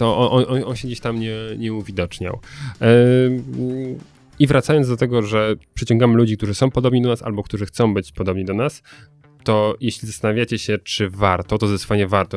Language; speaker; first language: Polish; native; Polish